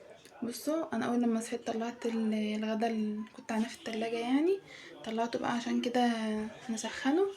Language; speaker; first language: Arabic; native; Arabic